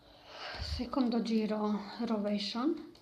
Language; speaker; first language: Italian; non-native, learner; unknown